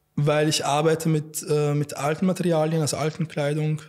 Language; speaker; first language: German; non-native, fluent; Arabic